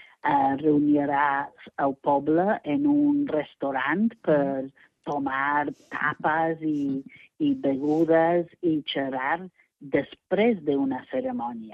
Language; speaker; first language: Catalan; non-native, fluent; English